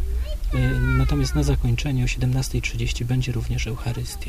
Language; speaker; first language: Polish; native; Polish